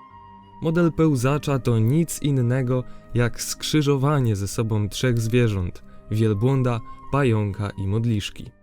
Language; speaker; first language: Polish; native; Polish